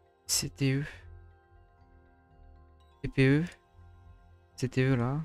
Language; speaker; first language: French; native; French